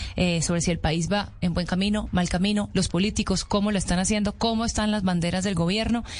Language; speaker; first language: Spanish; native; Spanish